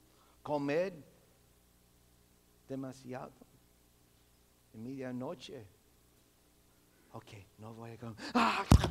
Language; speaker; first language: Spanish; non-native, local second language; English